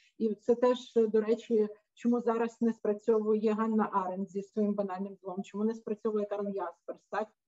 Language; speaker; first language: Ukrainian; native; Ukrainian